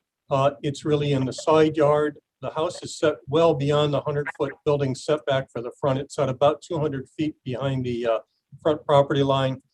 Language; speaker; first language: English; native; English